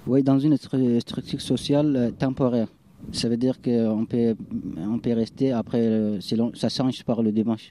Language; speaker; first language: French; non-native, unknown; Arabic